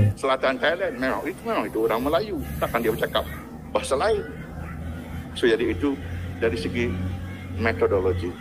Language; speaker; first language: Malay; non-native, local second language; Iban